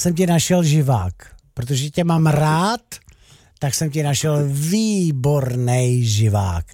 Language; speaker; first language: Czech; native; Czech